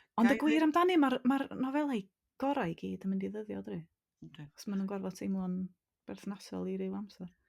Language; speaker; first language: Welsh; native; Welsh